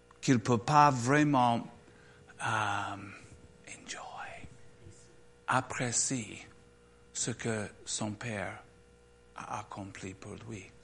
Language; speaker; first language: French; non-native, learner; English